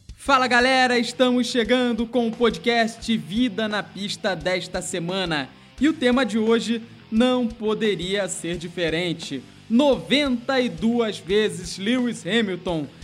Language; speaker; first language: Portuguese; native; Portuguese